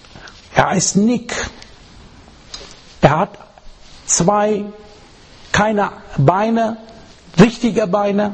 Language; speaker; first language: German; non-native, learner; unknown